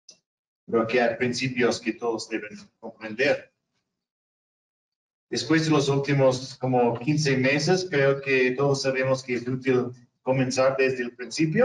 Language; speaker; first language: Spanish; non-native, fluent; English